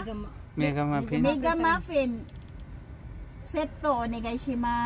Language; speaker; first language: Japanese; non-native, learner; Filipino